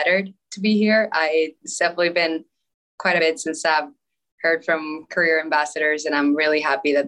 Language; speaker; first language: English; non-native, fluent; Spanish